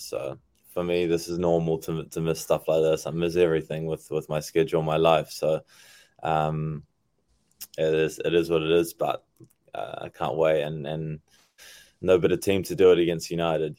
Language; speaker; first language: English; native; English